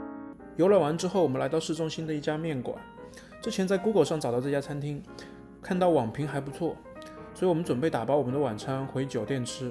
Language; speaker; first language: Chinese; native; Chinese